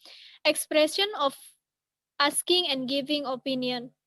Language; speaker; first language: English; non-native, learner; Indonesian